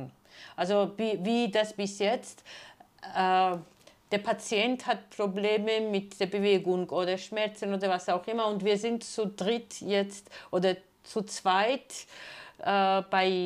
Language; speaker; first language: German; non-native, fluent; Georgian